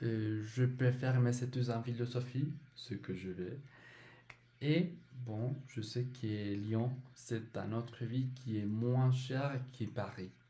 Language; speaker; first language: French; non-native, learner; Spanish